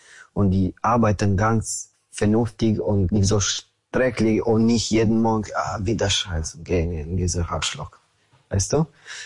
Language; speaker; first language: German; non-native, learner; Romanian